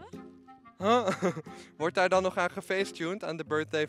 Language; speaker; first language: Dutch; native; Dutch